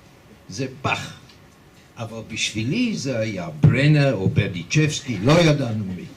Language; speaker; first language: Hebrew; non-native, fluent; English